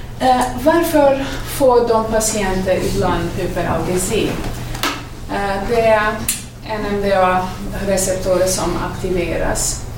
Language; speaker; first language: Swedish; non-native, fluent; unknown